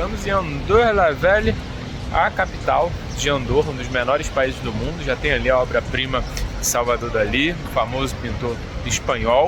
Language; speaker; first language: Portuguese; native; Portuguese